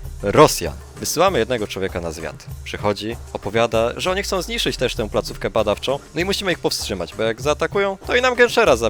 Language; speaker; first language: Polish; native; Polish